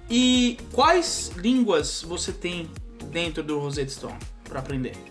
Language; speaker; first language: Portuguese; native; Portuguese